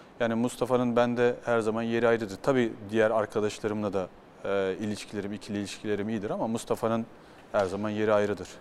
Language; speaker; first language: Turkish; early bilingual, heritage; Turkish